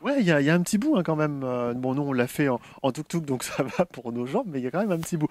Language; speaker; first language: French; native; French